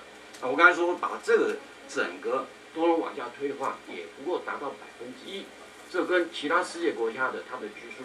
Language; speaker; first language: Chinese; native; Chinese